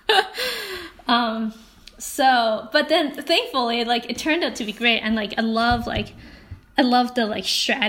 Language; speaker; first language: English; non-native, local second language; Cantonese